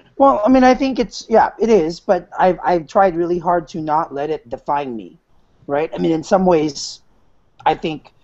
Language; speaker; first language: English; non-native, local second language; Filipino